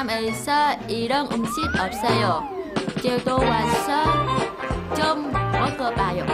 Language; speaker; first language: Korean; non-native, learner; Vietnamese